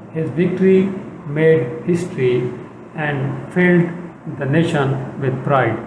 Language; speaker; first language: English; non-native, local second language; Urdu